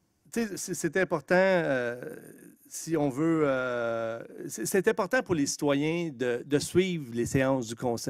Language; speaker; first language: French; native; French